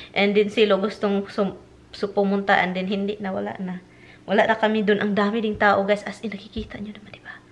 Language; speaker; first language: Filipino; non-native, local second language; Cebuano